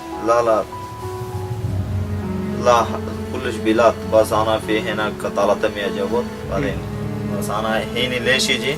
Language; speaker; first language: Arabic; non-native, learner; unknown